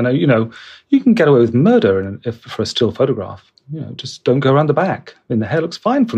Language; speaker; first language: English; native; English